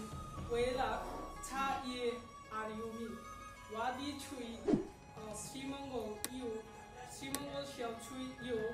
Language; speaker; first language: Chinese; non-native, learner; Bangla